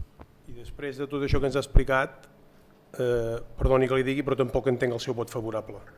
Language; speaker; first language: Catalan; native; Catalan